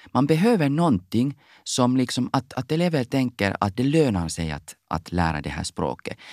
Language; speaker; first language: Swedish; non-native, local second language; Finnish